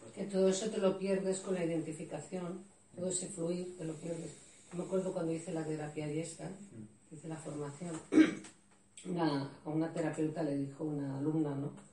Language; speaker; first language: Spanish; non-native, fluent; Swedish